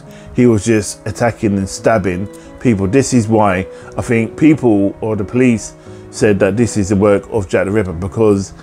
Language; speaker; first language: English; native; English